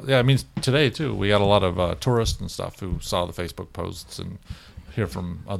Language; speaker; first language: English; native; English